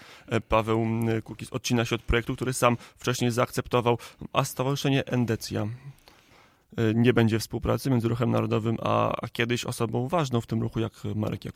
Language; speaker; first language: Polish; native; Polish